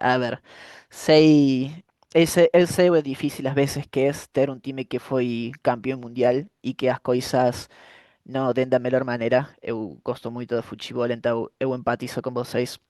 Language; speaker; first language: Portuguese; non-native, fluent; Spanish